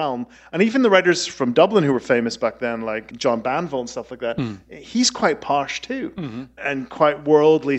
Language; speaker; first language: English; native; English